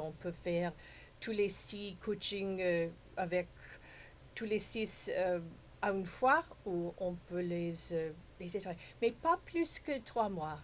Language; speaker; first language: French; non-native, fluent; English